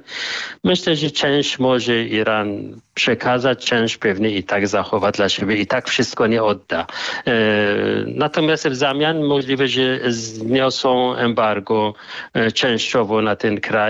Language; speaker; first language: Polish; non-native, fluent; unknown